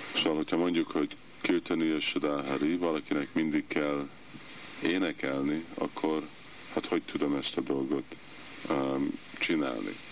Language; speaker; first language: Hungarian; early bilingual, heritage; Hungarian